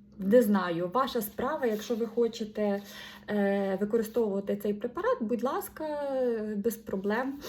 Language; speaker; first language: Ukrainian; non-native, local second language; Russian